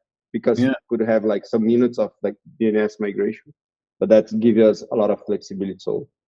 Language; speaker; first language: English; non-native, fluent; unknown